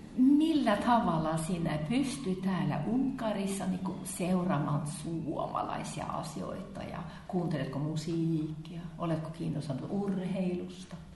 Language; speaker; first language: Finnish; native; Finnish